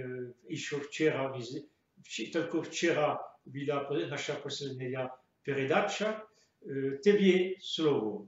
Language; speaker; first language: Russian; non-native, fluent; French